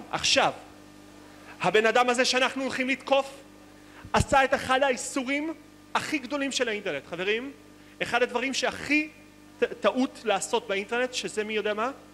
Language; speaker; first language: Hebrew; native; Hebrew